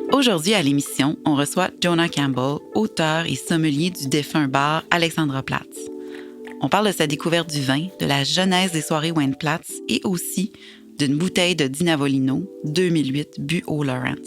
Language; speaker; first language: French; native; French